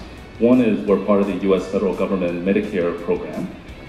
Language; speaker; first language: English; native; English